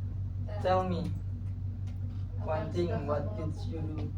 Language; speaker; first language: English; non-native, learner; Indonesian